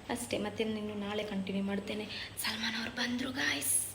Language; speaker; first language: Kannada; non-native, local second language; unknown